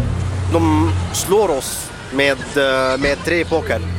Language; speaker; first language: Swedish; non-native, fluent; Arabic